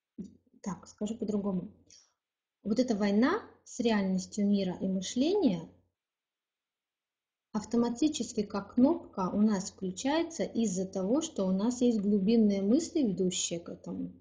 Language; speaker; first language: Russian; native; Russian